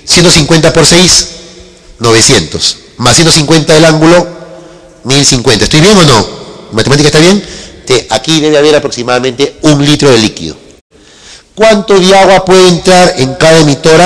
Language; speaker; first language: Spanish; native; Spanish